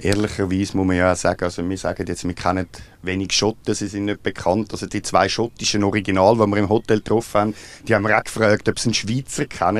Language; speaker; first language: German; native; German